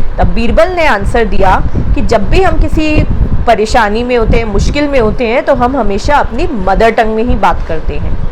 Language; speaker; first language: Hindi; native; Hindi